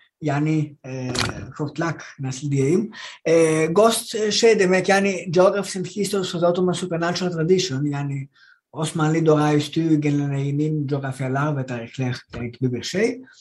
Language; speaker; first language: Turkish; non-native, learner; Greek